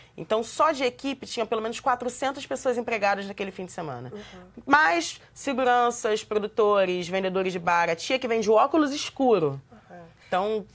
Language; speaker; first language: Portuguese; native; Portuguese